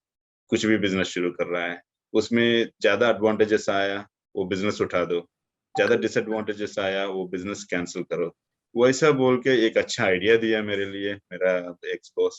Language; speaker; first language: Hindi; non-native, local second language; Telugu